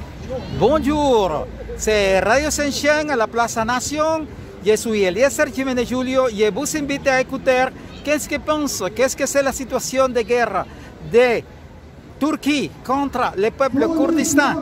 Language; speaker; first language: French; non-native, learner; Spanish